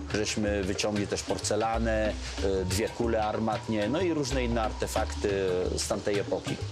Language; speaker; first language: Polish; native; Polish